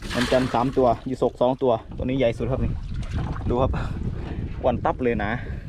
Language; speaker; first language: Thai; native; Thai